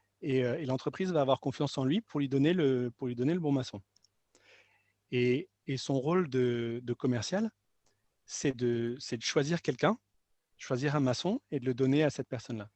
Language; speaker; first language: French; native; French